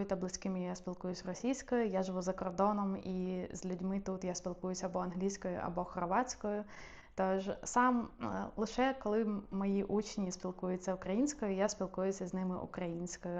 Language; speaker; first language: Ukrainian; non-native, local second language; Russian